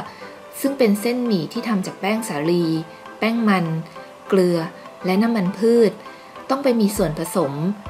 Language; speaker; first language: Thai; native; Thai